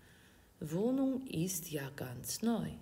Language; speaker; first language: German; non-native, fluent; Ukrainian